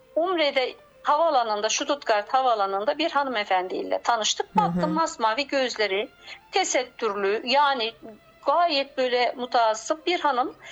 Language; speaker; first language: Turkish; native; Turkish